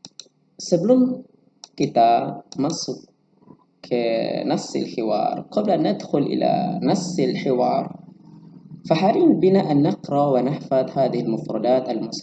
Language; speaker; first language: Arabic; non-native, learner; Indonesian